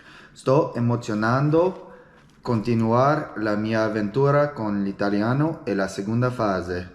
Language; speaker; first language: Italian; non-native, learner; English